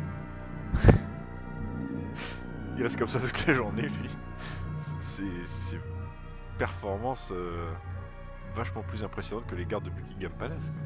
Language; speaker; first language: French; native; French